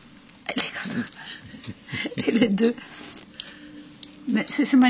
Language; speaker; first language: French; non-native, fluent; Dutch